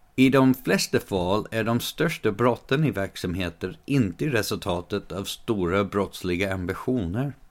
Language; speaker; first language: Swedish; non-native, fluent; English